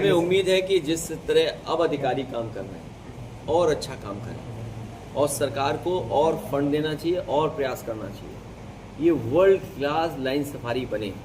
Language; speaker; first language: Hindi; native; Hindi